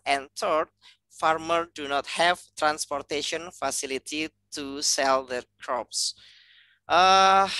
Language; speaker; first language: English; non-native, fluent; Indonesian